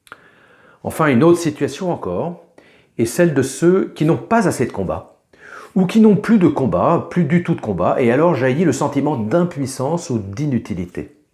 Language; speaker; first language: French; native; French